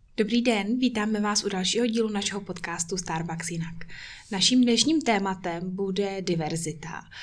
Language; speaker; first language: Czech; native; Czech